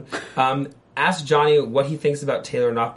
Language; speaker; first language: English; native; English